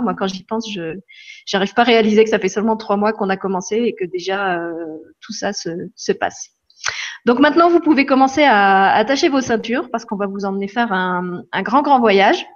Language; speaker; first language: French; native; French